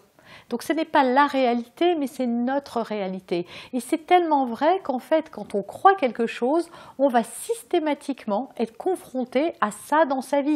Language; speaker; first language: French; native; French